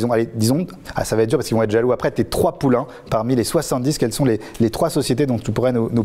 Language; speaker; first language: French; native; French